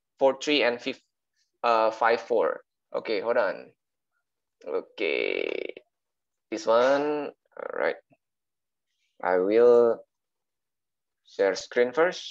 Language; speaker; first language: English; non-native, learner; Indonesian